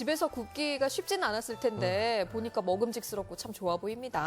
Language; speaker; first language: Korean; native; Korean